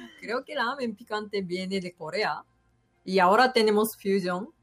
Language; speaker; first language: Spanish; non-native, learner; Japanese